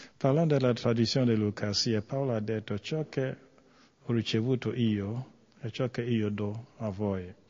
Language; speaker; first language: Italian; non-native, fluent; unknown